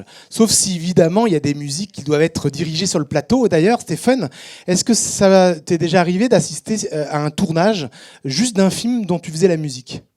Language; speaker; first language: French; native; French